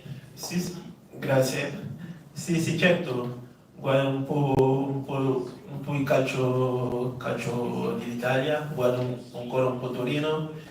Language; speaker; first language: Italian; non-native, learner; French